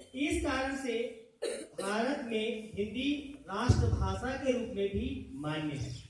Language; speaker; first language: Hindi; native; Hindi